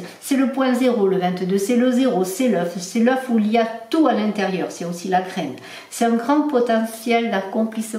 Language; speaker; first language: French; native; French